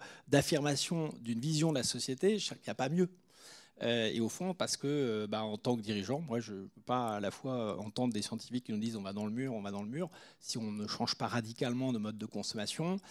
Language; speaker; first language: French; native; French